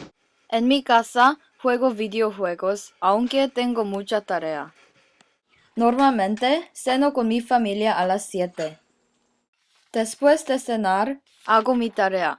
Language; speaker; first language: Spanish; non-native, learner; English